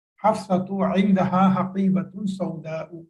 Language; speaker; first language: Arabic; non-native, fluent; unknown